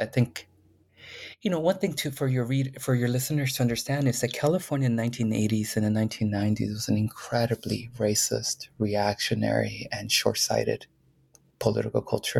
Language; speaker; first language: English; early bilingual, other home language; Spanish